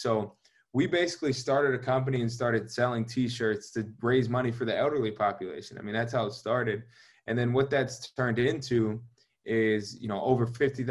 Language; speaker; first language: English; native; English